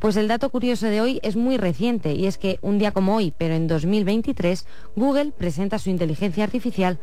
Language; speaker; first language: Spanish; native; Spanish